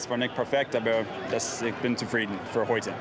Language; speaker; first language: German; non-native, fluent; English